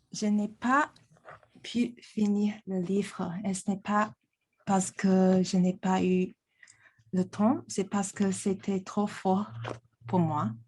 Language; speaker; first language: French; non-native, fluent; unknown